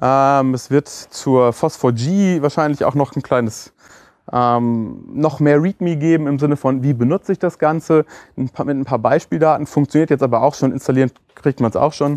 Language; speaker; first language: German; native; German